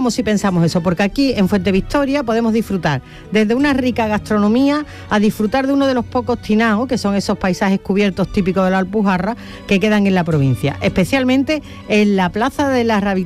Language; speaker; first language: Spanish; native; Spanish